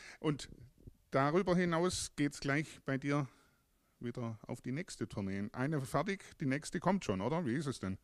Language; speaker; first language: German; native; German